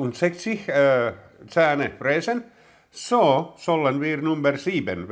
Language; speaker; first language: German; non-native, learner; Finnish